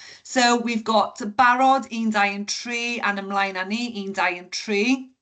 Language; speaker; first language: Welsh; non-native, local second language; English